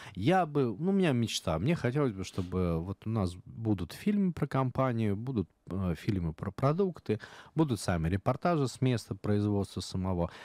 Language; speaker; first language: Russian; native; Russian